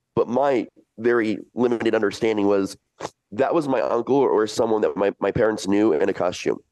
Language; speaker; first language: English; early bilingual, other home language; Italian